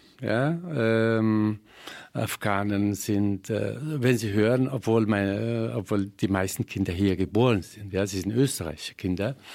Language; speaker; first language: German; non-native, fluent; Persian